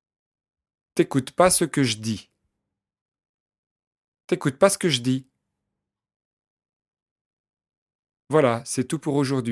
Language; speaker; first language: French; native; French